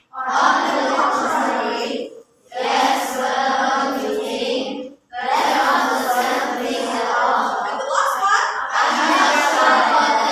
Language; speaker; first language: English; non-native, learner; Indonesian